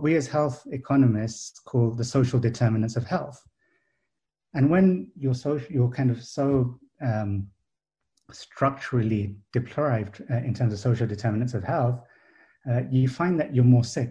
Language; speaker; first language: English; native; English